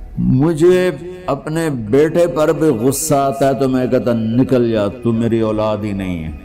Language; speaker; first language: Urdu; non-native, local second language; Punjabi